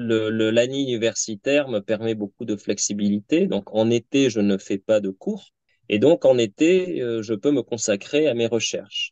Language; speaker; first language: French; native; French